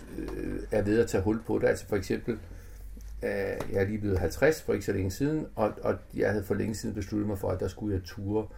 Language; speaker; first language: Danish; early bilingual, other home language; Italian